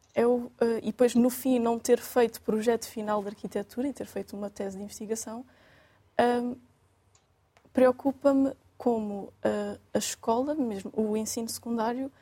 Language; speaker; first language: Portuguese; native; Portuguese